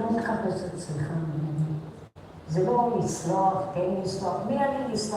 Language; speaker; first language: Hebrew; non-native, fluent; English